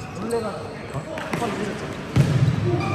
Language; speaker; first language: Korean; native; Korean